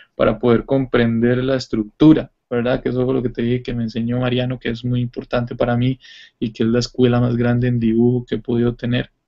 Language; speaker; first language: Spanish; native; Spanish